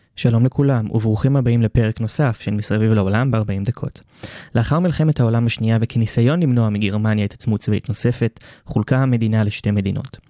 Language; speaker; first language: Hebrew; native; Hebrew